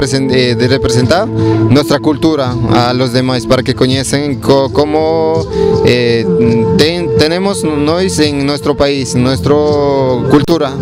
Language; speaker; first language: Portuguese; non-native, learner; Spanish